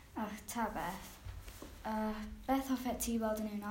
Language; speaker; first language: Welsh; non-native, learner; English